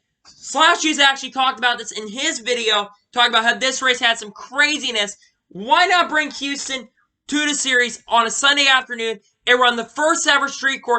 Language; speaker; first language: English; native; English